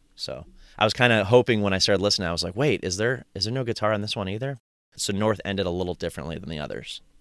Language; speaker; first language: English; native; English